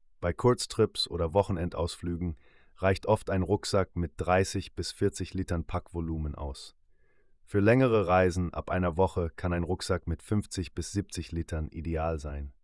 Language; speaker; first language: German; native; German